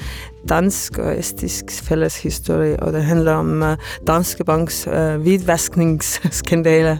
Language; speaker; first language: Danish; non-native, fluent; Estonian